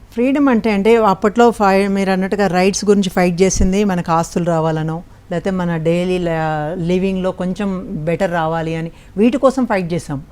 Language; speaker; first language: Telugu; native; Telugu